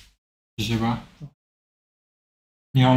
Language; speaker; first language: Chinese; early bilingual, heritage; English